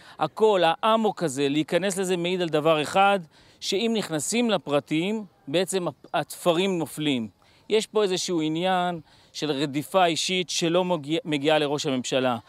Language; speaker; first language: Hebrew; native; Hebrew